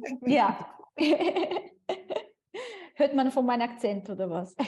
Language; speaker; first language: German; non-native, fluent; Italian